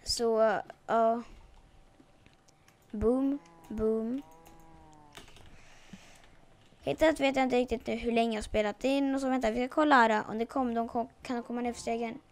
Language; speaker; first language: Swedish; native; Swedish